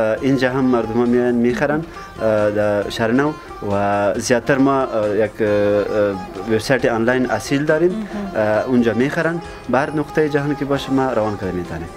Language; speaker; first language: Persian; non-native, local second language; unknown